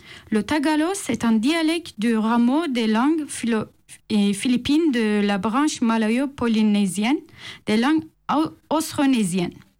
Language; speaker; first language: French; non-native, fluent; Turkish